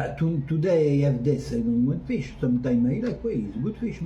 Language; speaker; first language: English; non-native, learner; French